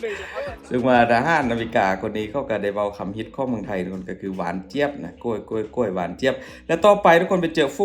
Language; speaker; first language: Thai; non-native, local second language; Lao